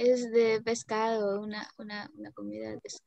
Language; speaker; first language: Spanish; non-native, learner; Indonesian